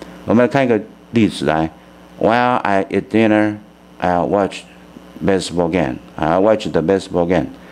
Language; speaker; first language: English; non-native, fluent; Chinese